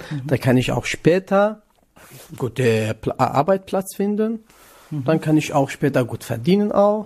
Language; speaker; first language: German; non-native, learner; Kurdish